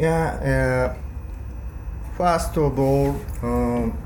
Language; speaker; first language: English; non-native, learner; Japanese